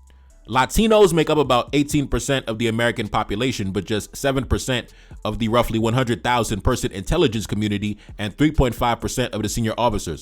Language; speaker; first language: English; native; English